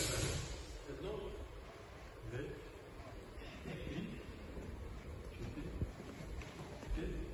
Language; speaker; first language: Bulgarian; non-native, learner; Russian